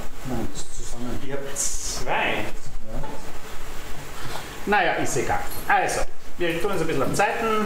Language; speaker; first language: German; native; German